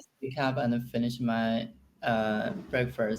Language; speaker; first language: English; non-native, learner; Chinese